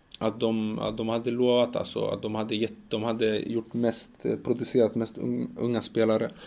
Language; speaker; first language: Swedish; early bilingual, other home language; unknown